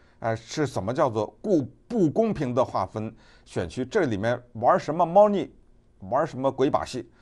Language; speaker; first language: Chinese; native; Chinese